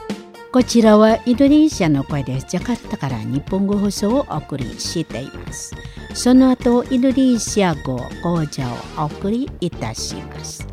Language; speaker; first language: Japanese; non-native, fluent; Indonesian